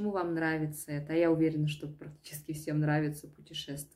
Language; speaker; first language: Russian; native; Russian